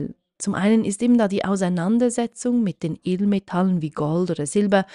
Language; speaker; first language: German; native; German